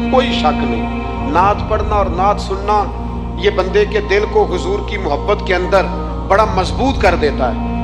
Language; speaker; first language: Urdu; non-native, local second language; Punjabi